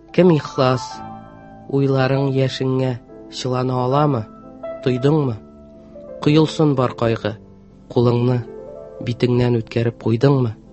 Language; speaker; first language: Tatar; native; Tatar